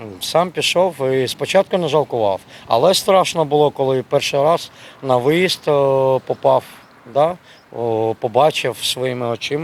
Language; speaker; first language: Ukrainian; non-native, local second language; Russian